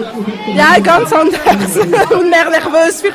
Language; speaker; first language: German; non-native, local second language; French